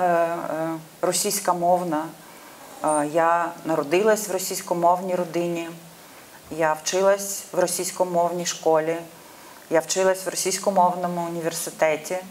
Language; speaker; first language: Ukrainian; non-native, local second language; Russian